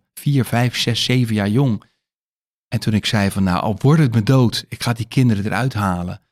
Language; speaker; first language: Dutch; native; Dutch